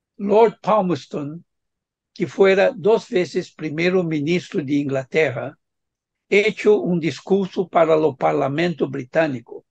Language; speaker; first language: Spanish; non-native, fluent; Portuguese